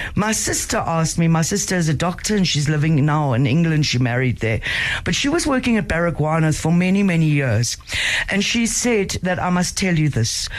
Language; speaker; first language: English; native; English